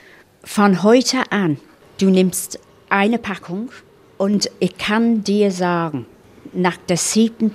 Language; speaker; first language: German; non-native, fluent; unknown